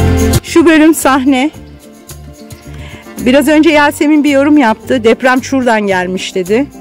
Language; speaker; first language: Turkish; native; Turkish